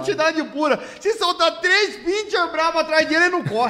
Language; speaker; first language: Portuguese; native; Portuguese